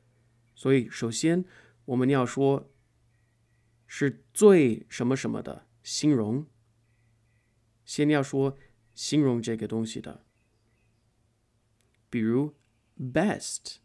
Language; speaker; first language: Chinese; non-native, fluent; English